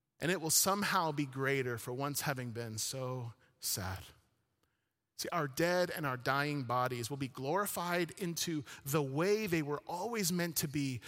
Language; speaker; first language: English; early bilingual, other home language; Arabic